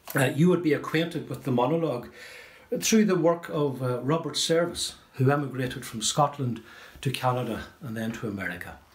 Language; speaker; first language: English; native; English